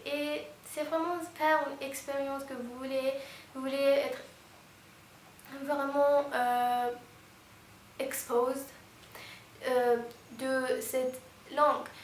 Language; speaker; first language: French; non-native, fluent; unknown